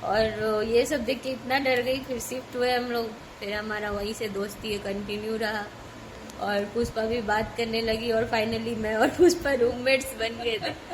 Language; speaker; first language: Hindi; native; Hindi